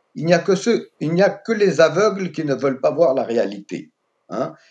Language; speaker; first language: French; non-native, local second language; Arabic